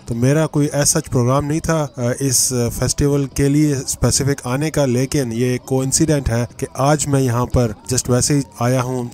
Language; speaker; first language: Urdu; native; Urdu